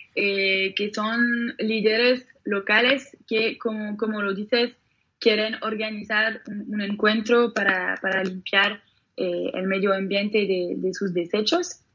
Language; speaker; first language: Spanish; non-native, fluent; French